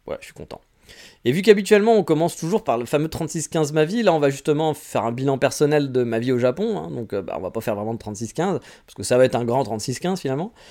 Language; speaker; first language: French; native; French